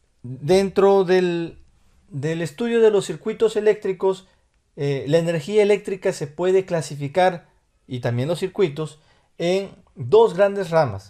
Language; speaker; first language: Spanish; native; Spanish